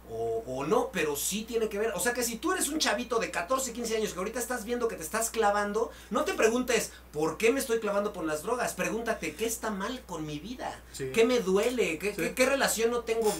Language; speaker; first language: Spanish; native; Spanish